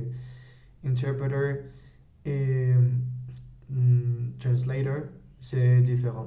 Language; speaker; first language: French; non-native, learner; Spanish